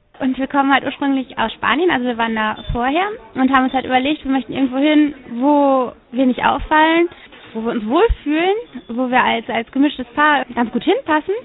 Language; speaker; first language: German; native; German